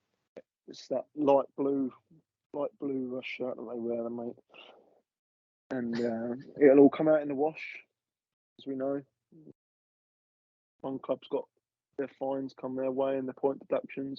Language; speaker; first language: English; native; English